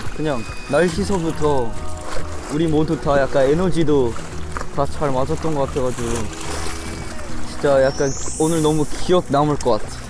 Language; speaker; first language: Korean; non-native, fluent; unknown